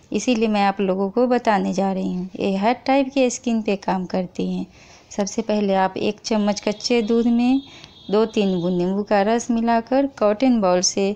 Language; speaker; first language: Hindi; native; Hindi